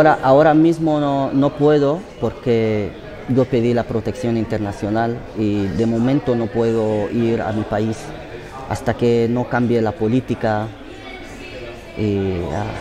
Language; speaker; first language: Spanish; non-native, fluent; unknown